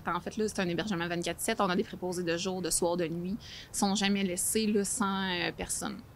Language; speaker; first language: French; native; French